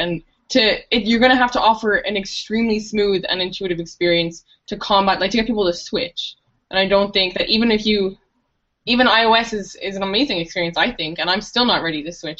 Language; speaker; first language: English; native; English